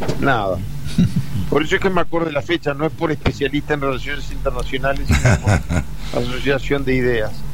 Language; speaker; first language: Spanish; early bilingual, heritage; Spanish